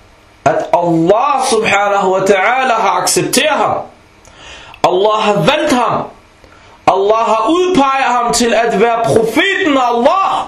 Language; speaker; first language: Danish; non-native, local second language; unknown